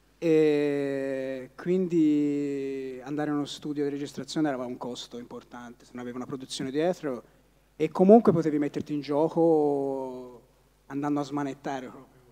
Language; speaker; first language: Italian; native; Italian